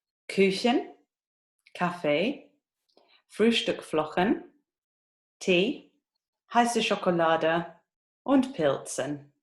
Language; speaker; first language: German; non-native, fluent; English